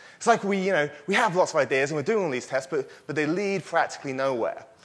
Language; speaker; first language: English; native; English